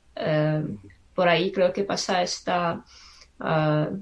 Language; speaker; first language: Spanish; non-native, fluent; Czech